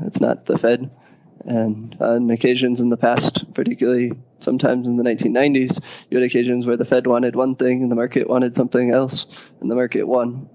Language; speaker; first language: English; native; English